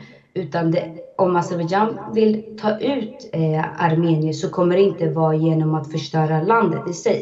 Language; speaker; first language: Swedish; early bilingual, other home language; Azerbaijani